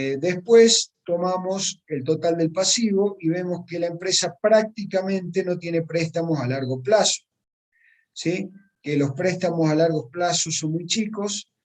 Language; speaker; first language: Spanish; native; Spanish